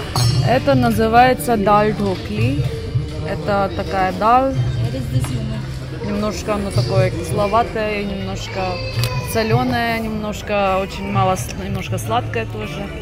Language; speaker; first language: Russian; early bilingual, heritage; Russian